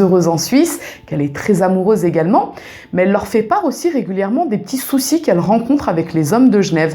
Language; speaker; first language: French; native; French